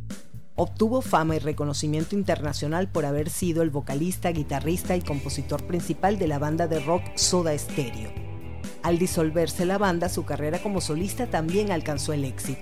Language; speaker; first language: Spanish; native; Spanish